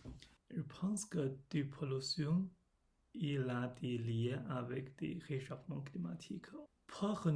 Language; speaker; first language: French; non-native, learner; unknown